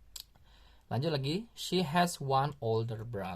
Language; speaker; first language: English; non-native, learner; Indonesian